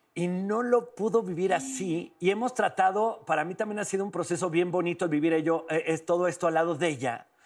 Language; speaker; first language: Spanish; native; Spanish